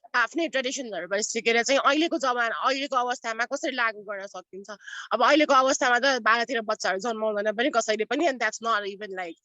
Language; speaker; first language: Nepali; non-native, local second language; Newari